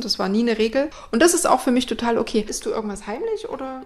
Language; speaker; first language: German; native; German